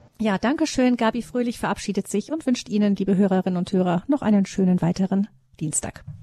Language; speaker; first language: German; native; German